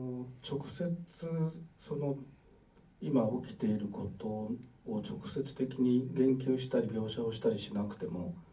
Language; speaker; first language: Japanese; native; Japanese